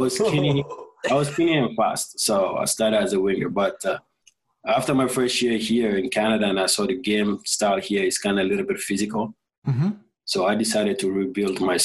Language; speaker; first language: English; non-native, fluent; French